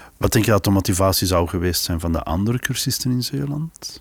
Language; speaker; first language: Dutch; native; Dutch